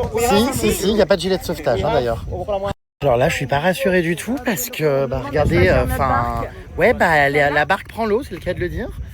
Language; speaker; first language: French; native; French